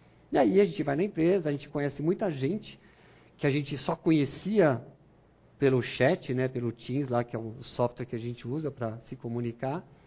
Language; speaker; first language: Portuguese; non-native, fluent; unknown